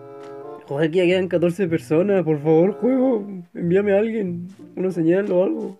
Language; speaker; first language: Spanish; native; Spanish